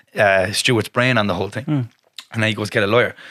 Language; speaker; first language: English; native; English